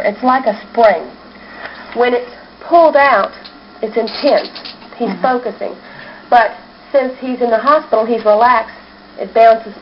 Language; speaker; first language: English; native; English